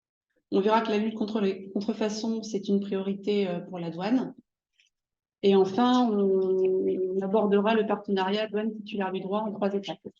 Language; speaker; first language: French; native; French